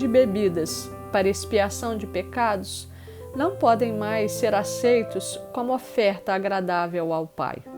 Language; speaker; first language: Portuguese; native; Portuguese